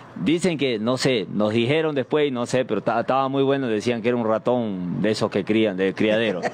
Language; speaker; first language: Spanish; native; Spanish